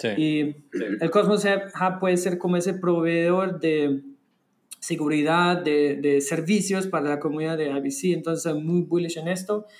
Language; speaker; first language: Spanish; non-native, fluent; German